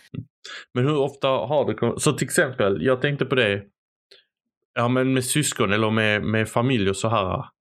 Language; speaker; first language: Swedish; early bilingual, other home language; Arabic